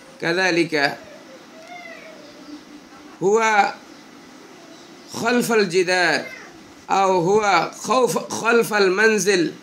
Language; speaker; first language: Arabic; non-native, fluent; Bangla